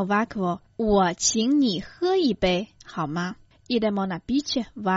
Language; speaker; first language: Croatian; non-native, fluent; Chinese